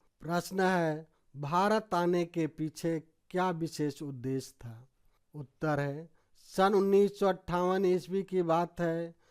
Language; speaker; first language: Hindi; native; Hindi